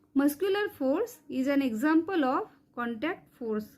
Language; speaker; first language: English; non-native, local second language; Marathi